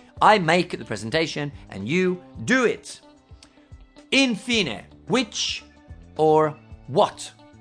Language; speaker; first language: English; native; English